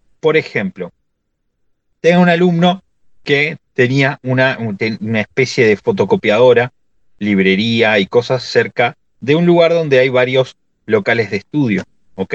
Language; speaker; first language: Spanish; native; Spanish